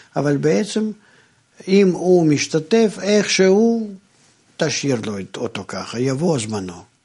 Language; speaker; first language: Hebrew; non-native, fluent; Russian